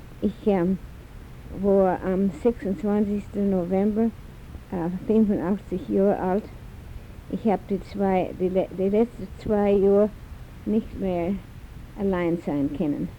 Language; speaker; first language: German; early bilingual, heritage; German